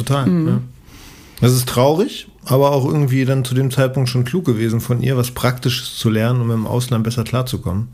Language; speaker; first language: German; native; German